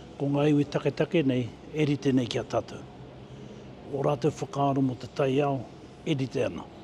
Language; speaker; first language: Māori; native; Māori